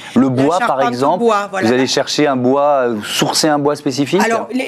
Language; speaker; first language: French; native; French